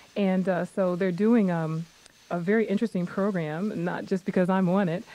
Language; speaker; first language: English; native; English